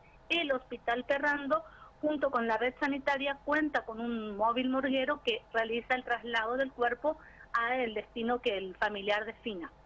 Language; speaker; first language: Spanish; native; Spanish